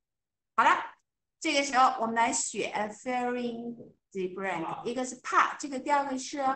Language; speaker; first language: Chinese; non-native, fluent; English